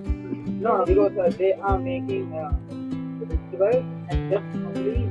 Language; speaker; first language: English; non-native, learner; Sinhala